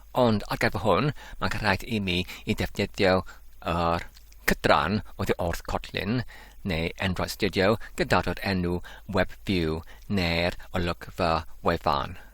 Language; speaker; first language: Welsh; non-native, learner; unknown